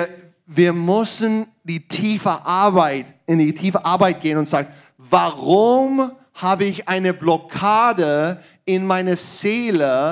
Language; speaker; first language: German; non-native, learner; English